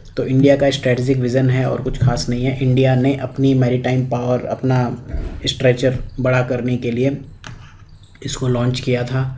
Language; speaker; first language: Hindi; native; Hindi